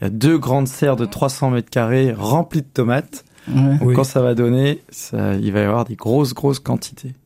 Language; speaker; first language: French; native; French